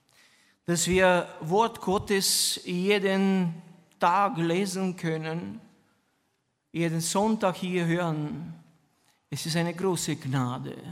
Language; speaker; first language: German; non-native, fluent; Romanian